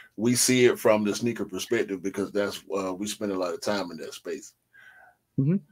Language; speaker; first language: English; native; English